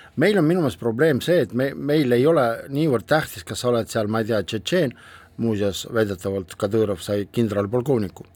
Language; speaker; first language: Estonian; non-native, local second language; Russian